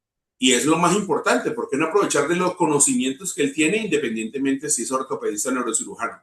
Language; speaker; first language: Spanish; native; Spanish